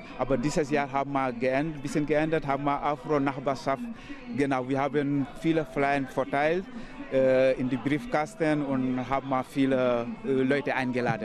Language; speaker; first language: German; non-native, learner; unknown